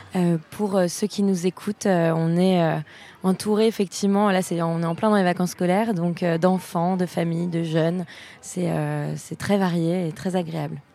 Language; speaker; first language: French; native; French